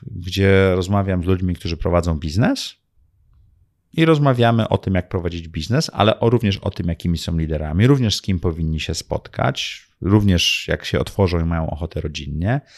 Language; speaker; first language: Polish; early bilingual, heritage; Polish